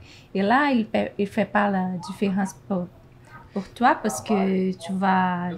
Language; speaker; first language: French; non-native, fluent; Portuguese